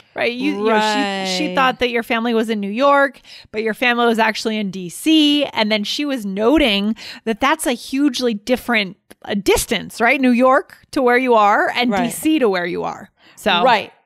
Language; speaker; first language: English; native; English